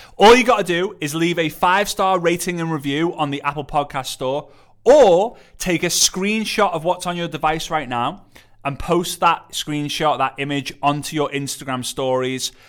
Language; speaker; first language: English; native; English